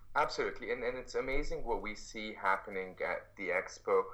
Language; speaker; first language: English; non-native, fluent; Arabic